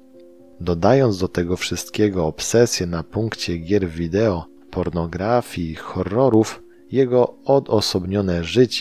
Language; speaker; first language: Polish; native; Polish